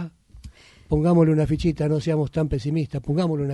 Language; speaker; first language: Spanish; native; Spanish